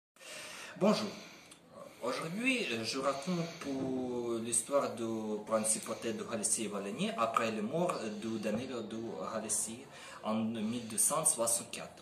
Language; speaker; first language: French; non-native, learner; Ukrainian